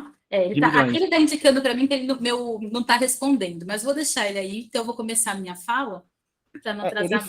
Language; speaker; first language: Portuguese; native; Portuguese